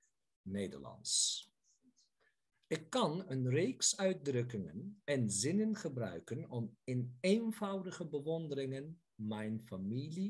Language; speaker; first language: Dutch; non-native, fluent; Turkish